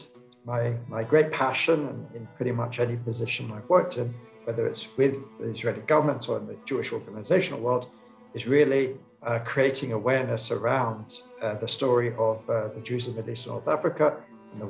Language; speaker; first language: English; native; English